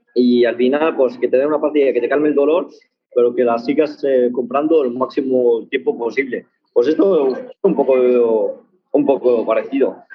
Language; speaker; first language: Spanish; early bilingual, other home language; Arabic